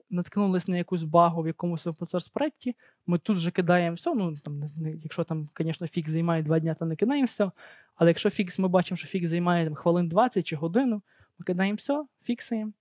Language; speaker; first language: Ukrainian; native; Ukrainian